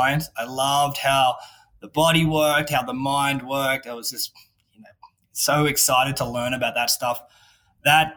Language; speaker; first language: English; native; English